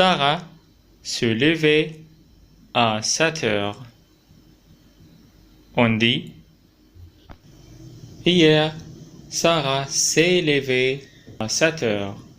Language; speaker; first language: French; non-native, local second language; Arabic